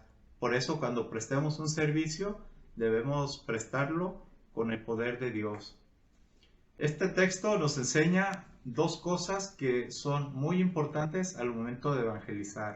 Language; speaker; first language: Spanish; native; Spanish